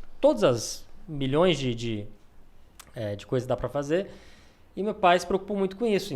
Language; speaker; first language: Portuguese; early bilingual, other home language; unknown